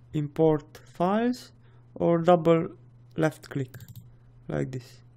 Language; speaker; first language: English; non-native, fluent; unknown